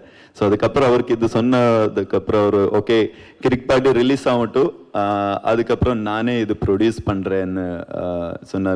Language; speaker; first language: Tamil; non-native, learner; Kannada